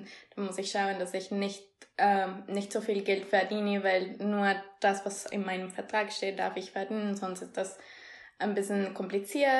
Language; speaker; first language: German; non-native, fluent; Spanish